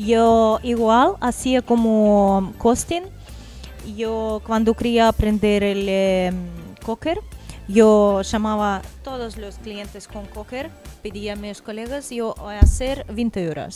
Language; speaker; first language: Spanish; non-native, learner; Portuguese